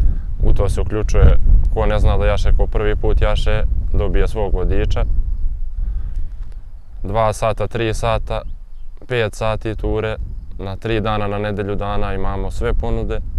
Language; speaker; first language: Serbian; native; Serbian